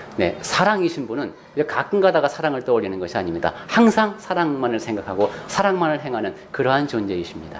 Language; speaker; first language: Korean; native; Korean